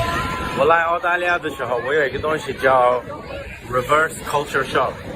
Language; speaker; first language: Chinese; non-native, fluent; English